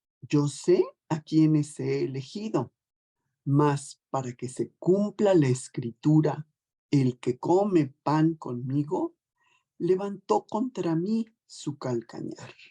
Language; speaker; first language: Spanish; native; Spanish